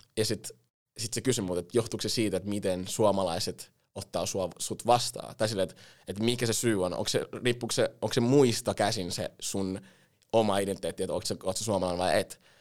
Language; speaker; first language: Finnish; early bilingual, other home language; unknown